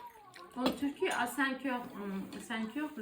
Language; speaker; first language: French; non-native, fluent; Turkish